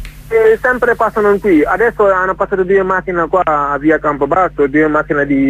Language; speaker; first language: Italian; non-native, fluent; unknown